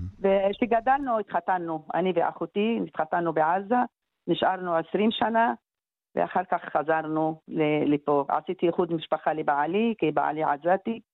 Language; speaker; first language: Hebrew; non-native, local second language; Arabic